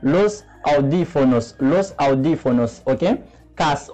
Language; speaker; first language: Spanish; non-native, learner; Haitian Creole